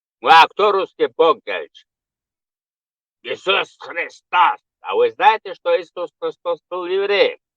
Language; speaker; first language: Russian; non-native, local second language; Chechen